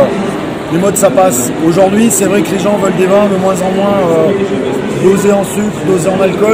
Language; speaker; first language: French; native; French